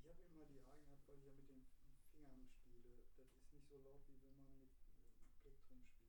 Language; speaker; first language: German; native; German